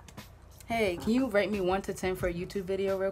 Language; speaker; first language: English; native; English